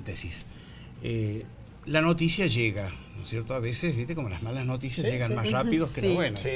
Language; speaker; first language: Spanish; native; Spanish